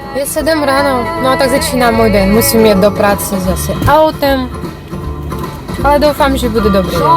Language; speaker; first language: Czech; non-native, fluent; Russian